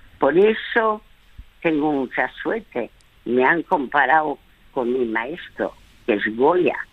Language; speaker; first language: Spanish; early bilingual, other home language; French